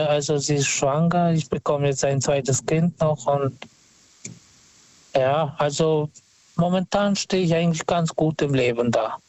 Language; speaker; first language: German; non-native, fluent; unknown